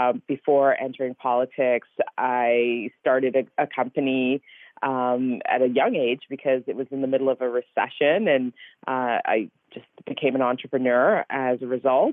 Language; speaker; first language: English; native; English